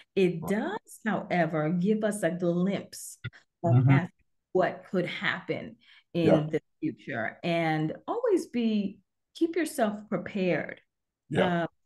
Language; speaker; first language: English; native; English